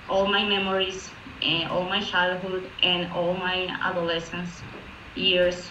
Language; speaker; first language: English; non-native, fluent; Spanish